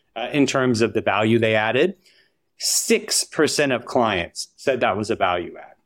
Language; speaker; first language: English; native; English